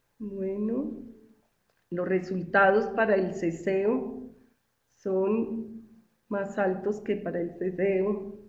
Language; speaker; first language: Spanish; native; Spanish